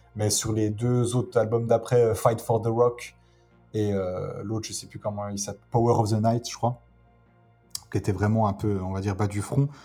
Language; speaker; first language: French; native; French